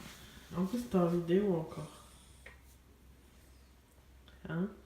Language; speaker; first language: French; native; French